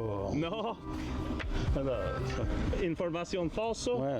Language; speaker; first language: Spanish; non-native, learner; English